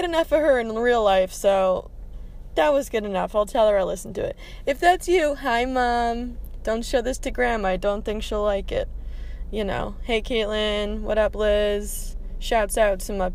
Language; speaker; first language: English; native; English